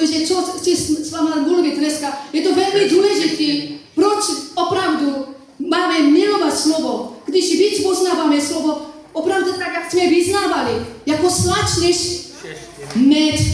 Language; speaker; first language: Czech; non-native, fluent; Korean